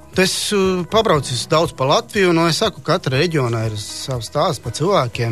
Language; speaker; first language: Latvian; non-native, fluent; Croatian